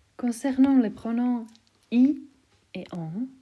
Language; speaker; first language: French; non-native, fluent; Czech